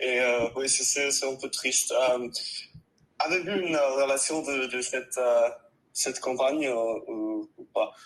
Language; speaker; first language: French; non-native, learner; English